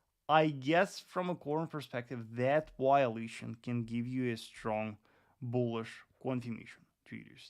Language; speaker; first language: English; non-native, fluent; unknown